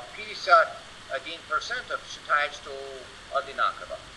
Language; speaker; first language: Russian; non-native, learner; English